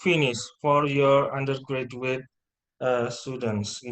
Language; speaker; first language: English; non-native, fluent; Indonesian